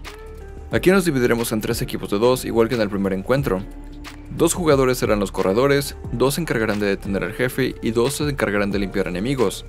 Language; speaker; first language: Spanish; native; Spanish